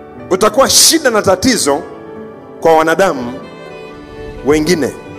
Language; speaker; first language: Swahili; non-native, local second language; Masai